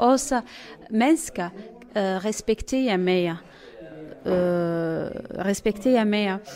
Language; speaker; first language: Norwegian; non-native, learner; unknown